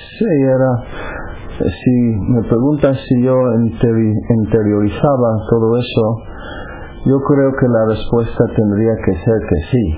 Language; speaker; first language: Spanish; non-native, fluent; English